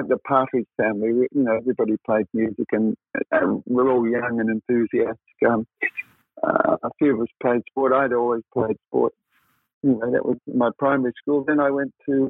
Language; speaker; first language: English; native; English